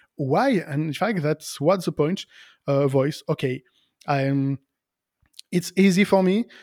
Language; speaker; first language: English; non-native, learner; French